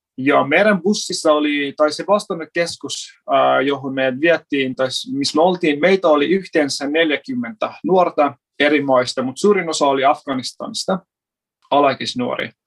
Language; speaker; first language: Finnish; non-native, fluent; Persian